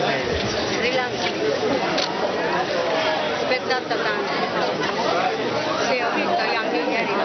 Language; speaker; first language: Italian; non-native, learner; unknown